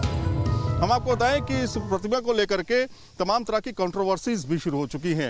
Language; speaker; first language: Hindi; native; Hindi